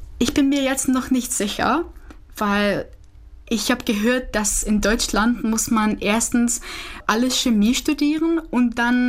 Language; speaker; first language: German; non-native, fluent; Czech